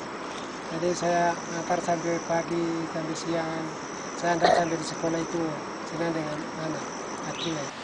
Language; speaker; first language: Indonesian; non-native, local second language; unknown